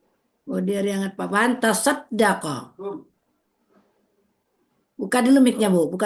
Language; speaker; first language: Indonesian; native; Indonesian